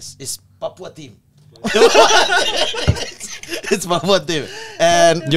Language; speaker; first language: English; non-native, learner; Indonesian